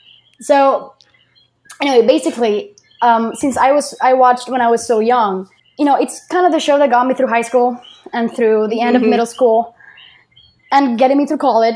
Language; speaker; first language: English; non-native, fluent; Spanish